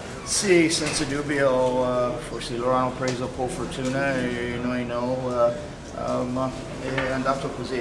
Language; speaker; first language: Italian; non-native, learner; English